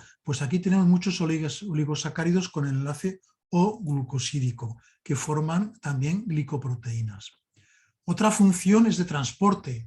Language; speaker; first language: Spanish; native; Spanish